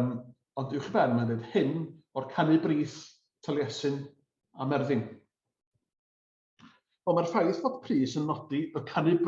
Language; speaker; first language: Welsh; native; Welsh